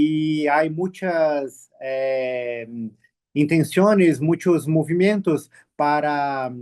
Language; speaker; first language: Spanish; non-native, learner; Portuguese